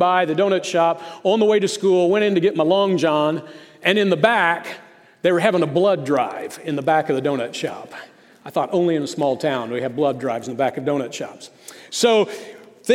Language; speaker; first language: English; native; English